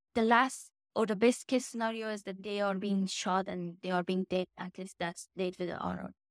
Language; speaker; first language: English; non-native, fluent; Persian